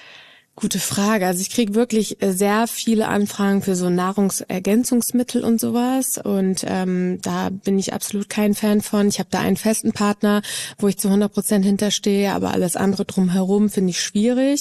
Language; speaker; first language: German; native; German